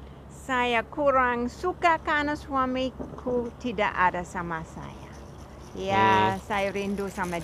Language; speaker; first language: Indonesian; non-native, fluent; English